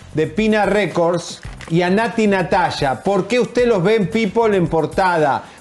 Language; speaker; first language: Spanish; native; Spanish